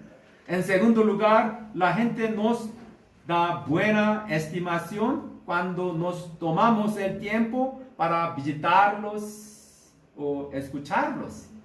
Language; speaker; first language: Spanish; non-native, learner; Korean